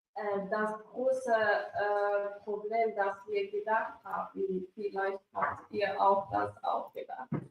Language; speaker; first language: German; non-native, fluent; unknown